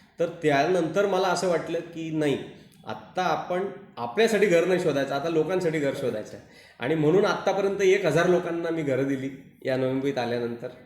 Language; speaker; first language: Marathi; native; Marathi